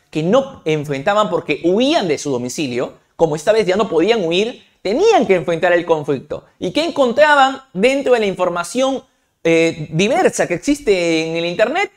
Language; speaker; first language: Spanish; native; Spanish